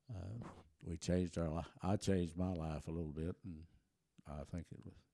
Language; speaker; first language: English; early bilingual, other home language; German